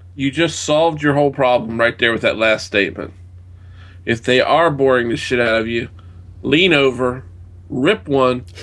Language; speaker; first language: English; native; English